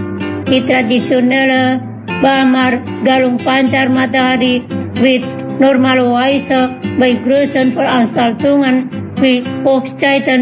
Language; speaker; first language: German; non-native, fluent; Indonesian